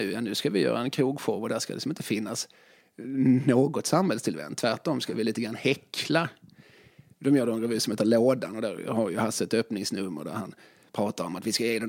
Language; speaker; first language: Swedish; native; Swedish